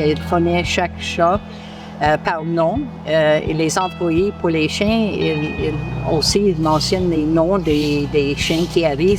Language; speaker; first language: French; non-native, local second language; English